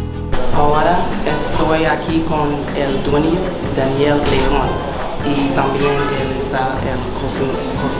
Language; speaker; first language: Spanish; non-native, learner; English